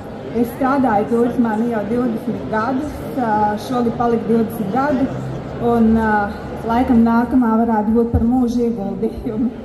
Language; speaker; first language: Latvian; native; Latvian